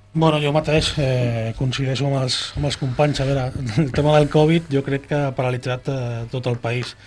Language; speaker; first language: Catalan; non-native, local second language; Spanish